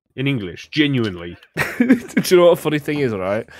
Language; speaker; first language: English; native; English